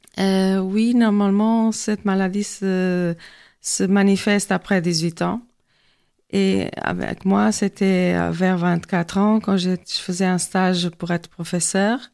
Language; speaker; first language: French; non-native, fluent; Portuguese